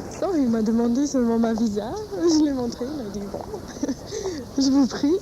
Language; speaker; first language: French; non-native, fluent; German